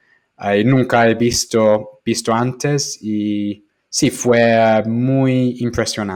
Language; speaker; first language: Spanish; non-native, fluent; English